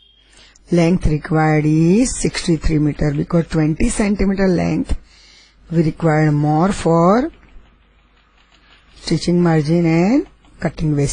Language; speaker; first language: English; non-native, local second language; Gujarati